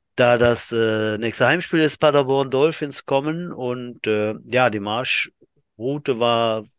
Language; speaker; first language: German; native; German